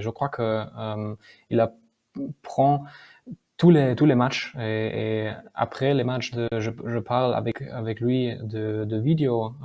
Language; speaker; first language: French; non-native, learner; German